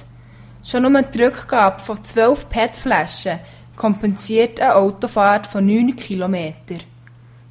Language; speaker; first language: German; native; German